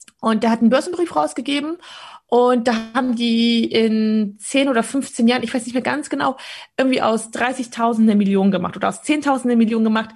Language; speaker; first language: German; early bilingual, other home language; Polish